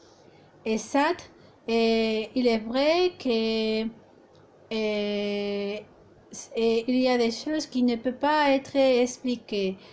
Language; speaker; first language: French; non-native, fluent; Spanish